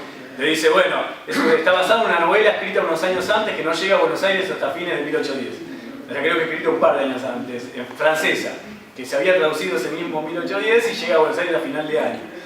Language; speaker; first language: Spanish; native; Spanish